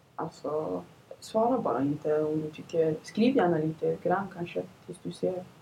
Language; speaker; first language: Swedish; native; Swedish